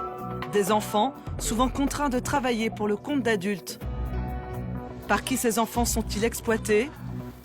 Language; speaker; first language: French; native; French